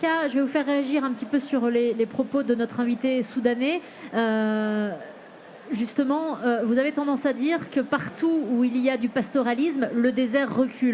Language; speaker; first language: French; native; French